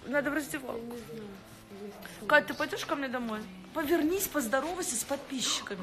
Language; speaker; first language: Russian; native; Russian